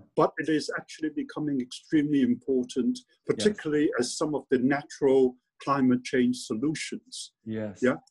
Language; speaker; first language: English; non-native, local second language; Cantonese